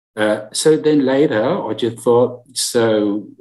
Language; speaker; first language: English; non-native, learner; Chinese